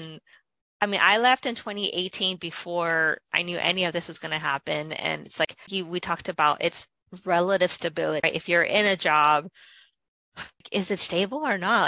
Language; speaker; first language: English; native; English